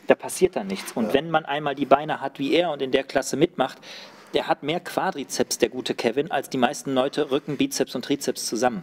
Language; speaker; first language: German; native; German